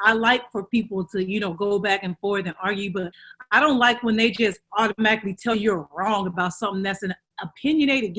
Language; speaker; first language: English; native; English